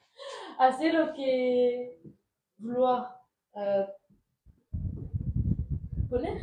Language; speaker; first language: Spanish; non-native, learner; French